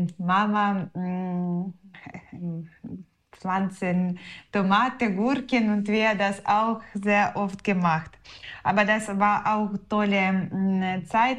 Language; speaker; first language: German; non-native, learner; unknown